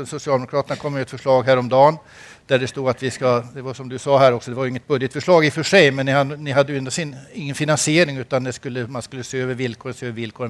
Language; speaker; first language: Swedish; native; Swedish